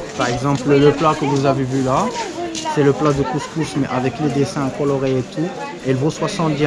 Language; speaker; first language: French; native; French